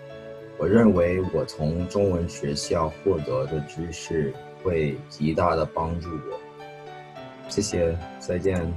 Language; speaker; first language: Chinese; early bilingual, heritage; Chinese